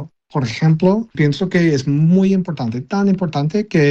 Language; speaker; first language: Spanish; non-native, learner; English